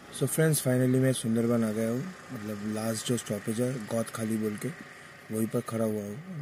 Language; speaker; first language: Hindi; non-native, local second language; Bangla